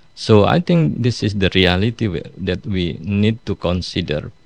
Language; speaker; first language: English; non-native, fluent; Indonesian